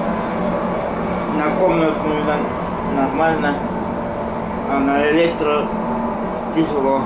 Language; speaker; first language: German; non-native, learner; Russian